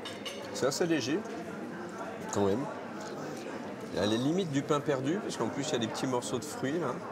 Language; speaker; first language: French; native; French